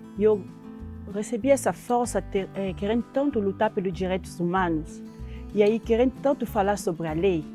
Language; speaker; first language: Portuguese; non-native, fluent; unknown